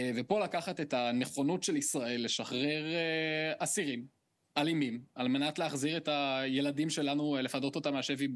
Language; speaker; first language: Hebrew; early bilingual, other home language; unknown